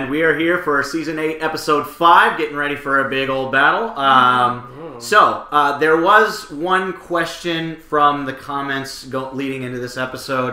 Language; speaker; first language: English; native; English